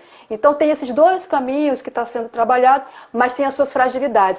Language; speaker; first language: Portuguese; native; Portuguese